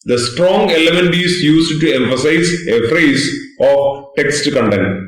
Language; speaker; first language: English; non-native, local second language; Malayalam